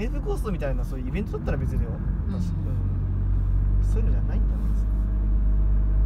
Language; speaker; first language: Japanese; native; Japanese